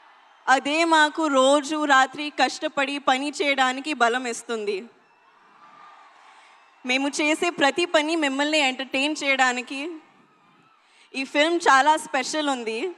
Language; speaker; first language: Telugu; non-native, learner; Hindi